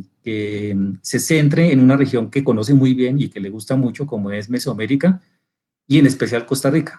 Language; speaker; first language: Spanish; native; Spanish